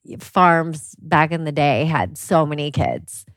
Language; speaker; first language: English; native; English